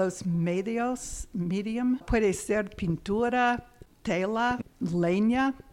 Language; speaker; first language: Spanish; non-native, learner; English